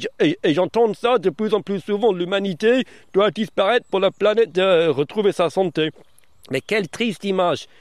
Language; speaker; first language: French; early bilingual, other home language; English